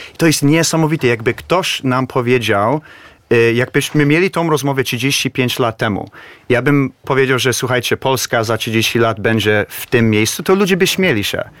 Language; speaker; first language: Polish; early bilingual, heritage; Polish